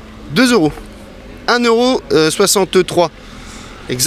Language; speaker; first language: French; native; French